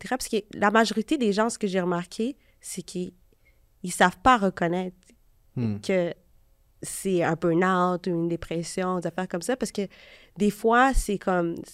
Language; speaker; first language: French; native; French